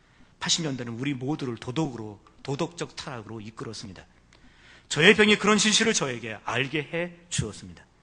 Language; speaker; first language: Korean; native; Korean